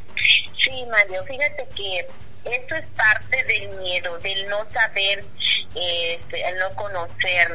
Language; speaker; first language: Spanish; native; Spanish